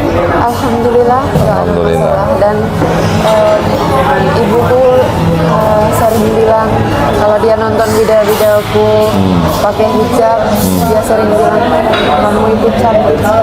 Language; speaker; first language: Indonesian; non-native, fluent; Finnish